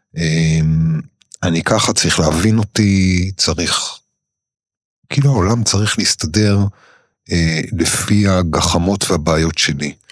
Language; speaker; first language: Hebrew; native; Hebrew